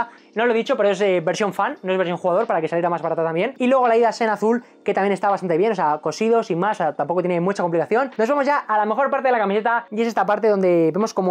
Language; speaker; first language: Spanish; native; Spanish